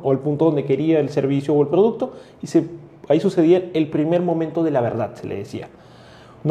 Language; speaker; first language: Spanish; native; Spanish